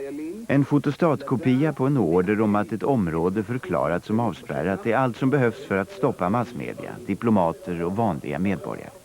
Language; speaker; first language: Swedish; native; Swedish